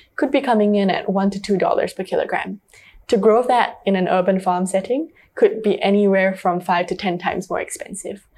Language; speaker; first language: English; native; English